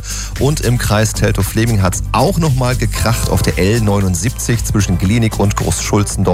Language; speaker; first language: German; native; German